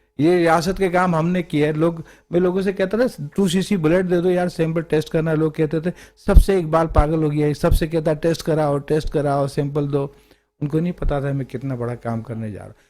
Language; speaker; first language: Urdu; native; Urdu